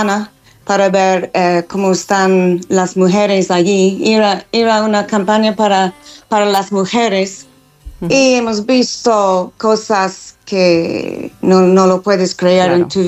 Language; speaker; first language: Spanish; non-native, fluent; English